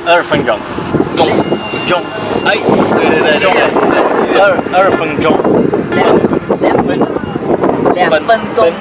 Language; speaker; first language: Chinese; non-native, learner; English